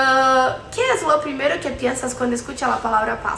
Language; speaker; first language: Spanish; non-native, fluent; Portuguese